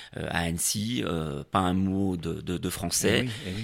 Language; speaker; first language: French; native; French